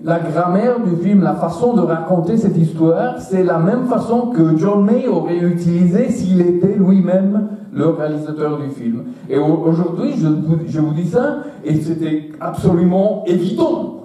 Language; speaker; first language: French; non-native, fluent; Italian